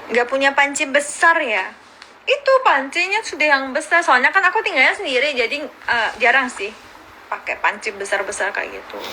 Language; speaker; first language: Indonesian; early bilingual, other home language; Korean